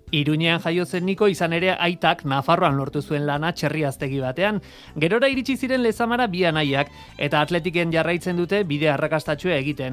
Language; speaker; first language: Basque; native; Basque